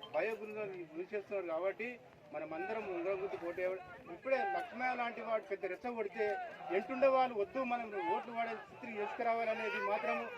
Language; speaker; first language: Telugu; native; Telugu